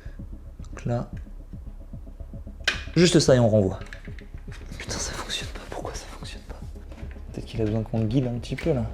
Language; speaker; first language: French; native; French